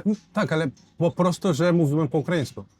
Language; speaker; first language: Polish; non-native, fluent; Portuguese